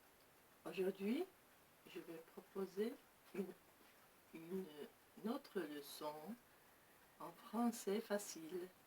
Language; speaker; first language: French; non-native, local second language; Arabic